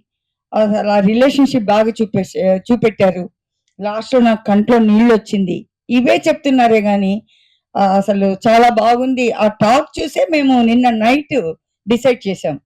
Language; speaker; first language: Telugu; native; Telugu